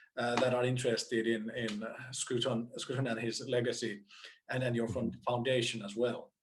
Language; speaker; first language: English; non-native, fluent; Finnish